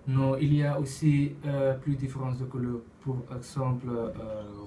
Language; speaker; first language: French; non-native, learner; Dutch